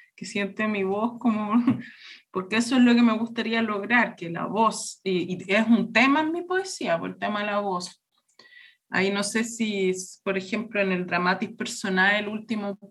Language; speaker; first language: Spanish; native; Spanish